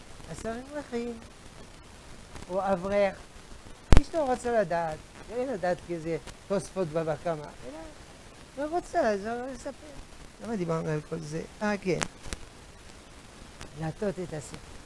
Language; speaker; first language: Hebrew; non-native, fluent; French